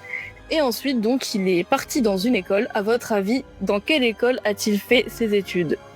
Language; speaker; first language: French; native; French